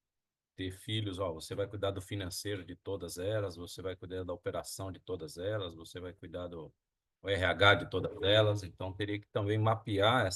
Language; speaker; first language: Portuguese; native; Portuguese